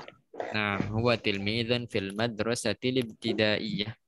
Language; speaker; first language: Arabic; non-native, fluent; Indonesian